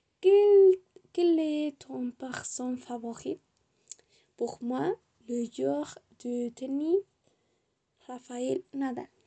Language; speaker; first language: French; non-native, learner; Spanish